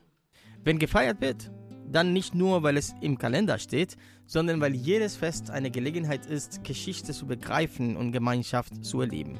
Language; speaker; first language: German; native; German